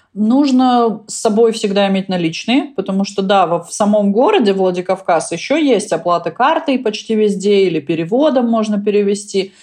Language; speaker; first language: Russian; native; Russian